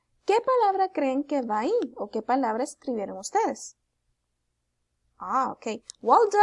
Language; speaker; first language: Spanish; native; Spanish